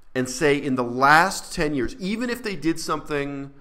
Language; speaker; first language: English; native; English